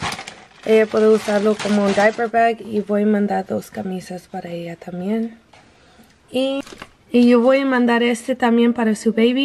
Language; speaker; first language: Spanish; non-native, learner; English